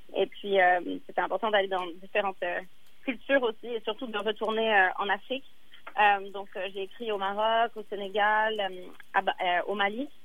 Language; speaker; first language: French; native; French